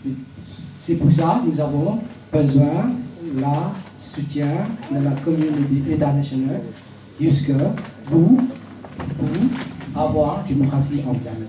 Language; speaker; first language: French; non-native, learner; Burmese